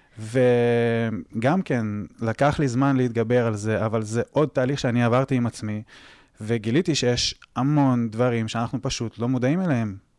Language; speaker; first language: Hebrew; early bilingual, other home language; Russian